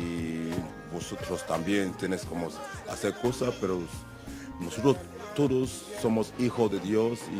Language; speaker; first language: Spanish; non-native, learner; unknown